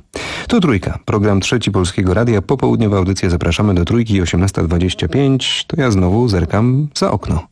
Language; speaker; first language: Polish; native; Polish